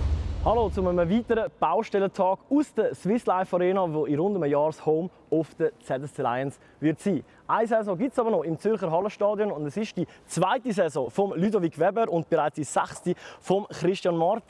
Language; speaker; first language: German; native; German